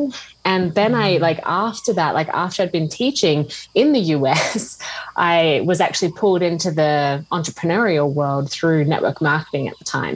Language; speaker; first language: English; native; English